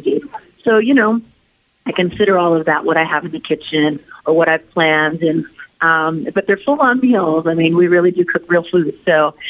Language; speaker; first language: English; native; English